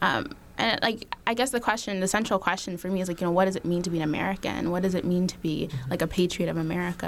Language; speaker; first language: English; early bilingual, other home language; Arabic